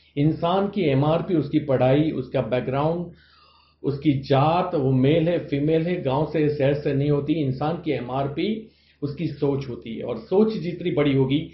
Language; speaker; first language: Hindi; non-native, local second language; Gujarati